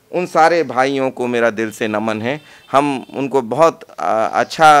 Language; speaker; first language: Hindi; native; Hindi